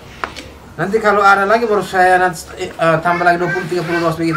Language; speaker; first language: Indonesian; native; Indonesian